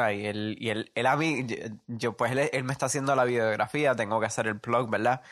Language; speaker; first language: Spanish; native; Spanish